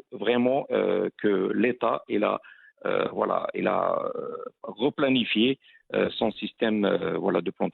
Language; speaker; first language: French; non-native, local second language; Arabic